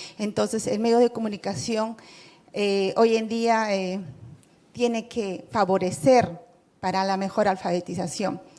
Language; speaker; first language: Spanish; native; Spanish